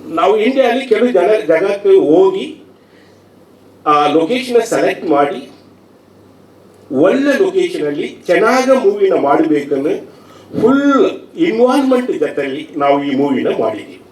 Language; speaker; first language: Kannada; non-native, learner; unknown